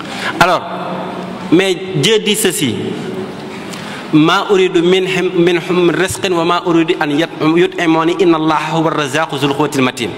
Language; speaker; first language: French; non-native, local second language; Wolof